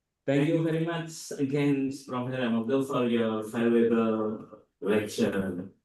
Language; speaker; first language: English; non-native, fluent; Indonesian